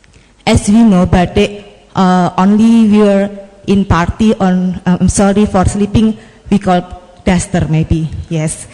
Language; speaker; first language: English; non-native, learner; Indonesian